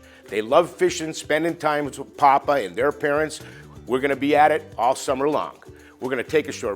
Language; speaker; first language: English; native; English